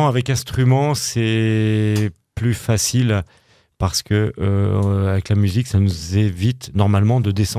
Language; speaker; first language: French; native; French